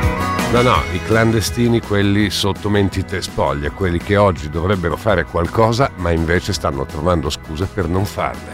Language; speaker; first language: Italian; native; Italian